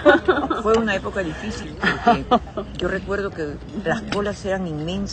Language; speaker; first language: Spanish; native; Spanish